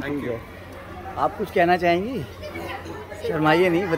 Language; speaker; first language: Hindi; native; Hindi